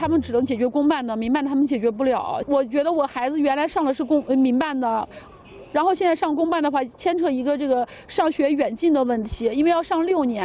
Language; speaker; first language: Chinese; native; Chinese